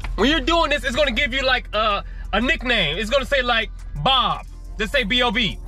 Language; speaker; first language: English; native; English